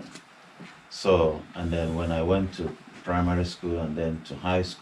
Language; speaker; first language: English; non-native, local second language; Igbo